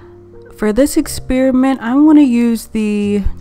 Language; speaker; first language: English; native; English